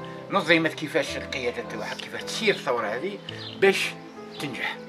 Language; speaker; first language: Arabic; native; Arabic